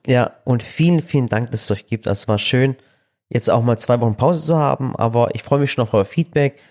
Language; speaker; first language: German; early bilingual, other home language; Turkish